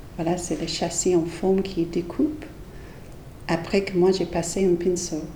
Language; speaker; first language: French; non-native, fluent; English